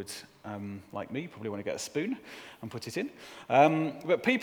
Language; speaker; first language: English; native; English